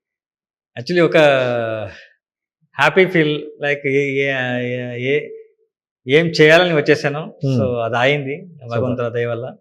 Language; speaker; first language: Telugu; non-native, learner; Kannada